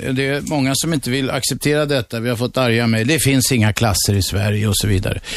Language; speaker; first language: Swedish; native; Swedish